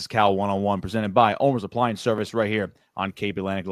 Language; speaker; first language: English; native; English